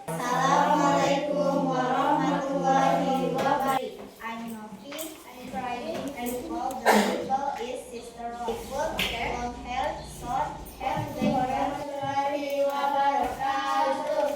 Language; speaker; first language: English; non-native, learner; Indonesian